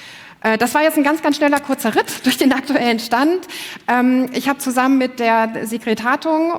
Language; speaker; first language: German; native; German